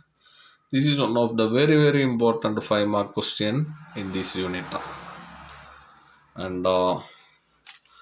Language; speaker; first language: English; non-native, local second language; Tamil